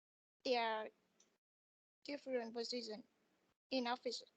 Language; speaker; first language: English; non-native, learner; Vietnamese